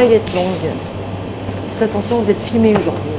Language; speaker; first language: French; native; French